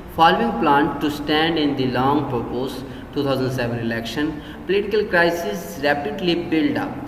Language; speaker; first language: English; non-native, local second language; Urdu